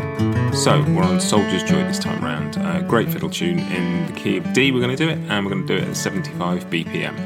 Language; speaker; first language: English; native; English